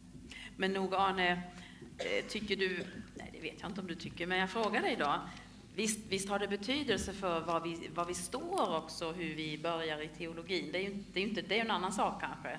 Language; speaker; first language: Swedish; native; Swedish